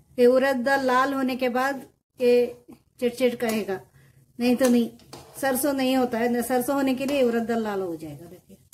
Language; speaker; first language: Hindi; non-native, local second language; Kannada